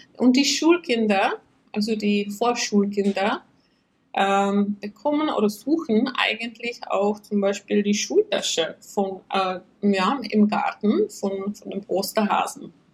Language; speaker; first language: German; non-native, fluent; Czech